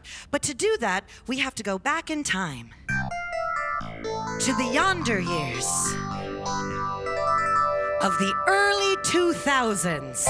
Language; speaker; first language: English; native; English